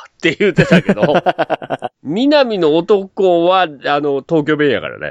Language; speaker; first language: Japanese; native; Japanese